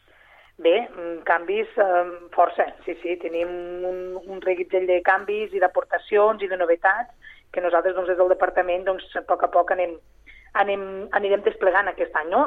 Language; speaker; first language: Catalan; native; Catalan